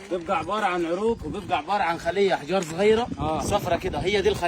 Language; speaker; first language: Arabic; native; Arabic